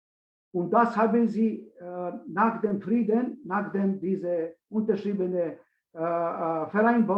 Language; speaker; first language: German; non-native, fluent; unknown